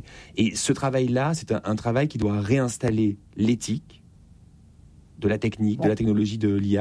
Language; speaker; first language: French; native; French